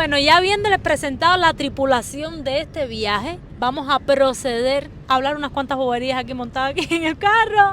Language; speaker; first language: Spanish; native; Spanish